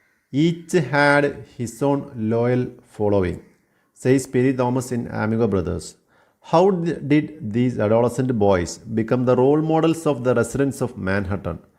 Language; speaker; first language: English; non-native, local second language; Malayalam